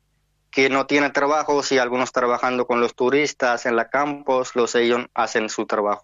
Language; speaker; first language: Spanish; non-native, learner; Hindi